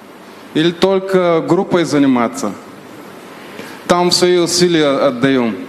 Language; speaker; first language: Russian; non-native, learner; Bulgarian